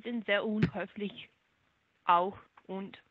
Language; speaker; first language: German; non-native, learner; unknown